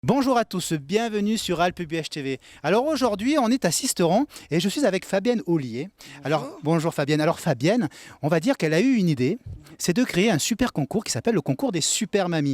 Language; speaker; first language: French; native; French